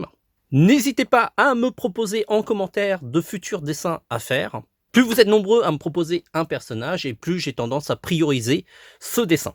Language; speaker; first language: French; native; French